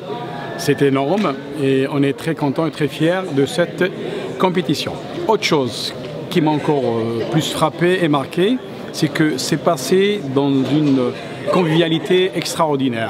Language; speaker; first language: French; native; French